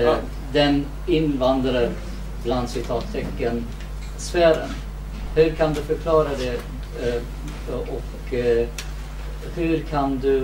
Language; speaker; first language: Swedish; non-native, fluent; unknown